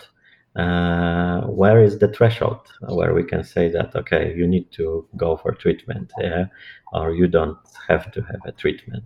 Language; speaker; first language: English; non-native, fluent; Polish